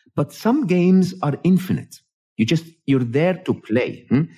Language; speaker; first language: English; non-native, fluent; Arabic